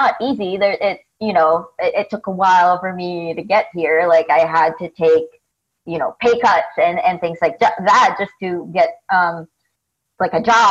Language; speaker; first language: English; non-native, local second language; Filipino